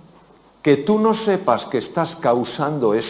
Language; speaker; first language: Spanish; native; Spanish